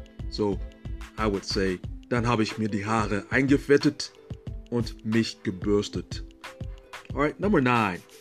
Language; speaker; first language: German; non-native, fluent; English